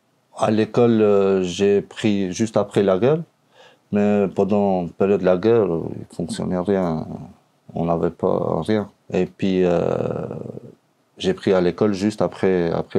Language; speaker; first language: French; non-native, learner; Albanian